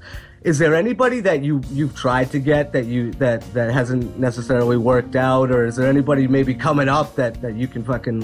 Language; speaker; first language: English; native; English